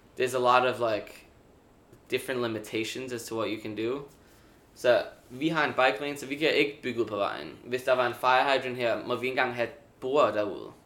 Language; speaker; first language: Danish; early bilingual, heritage; Danish